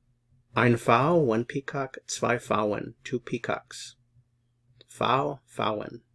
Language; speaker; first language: German; non-native, fluent; English